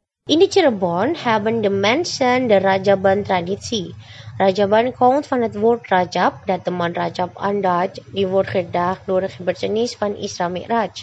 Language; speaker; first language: Dutch; non-native, fluent; Indonesian